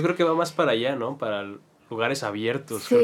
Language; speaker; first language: Spanish; native; Spanish